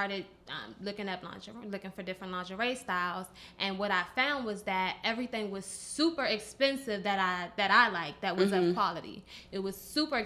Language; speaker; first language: English; native; English